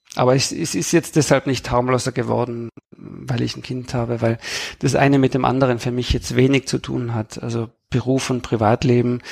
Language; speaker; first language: German; native; German